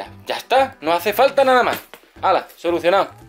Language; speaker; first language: Spanish; native; Spanish